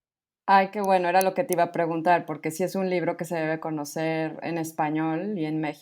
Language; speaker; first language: Spanish; native; Spanish